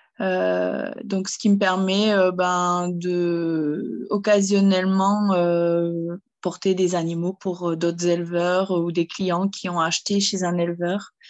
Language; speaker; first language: French; early bilingual, other home language; German